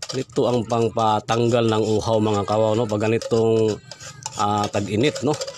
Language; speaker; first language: Filipino; non-native, local second language; Cebuano